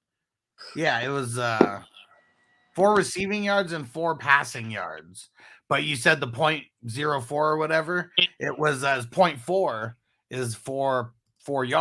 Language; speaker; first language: English; native; English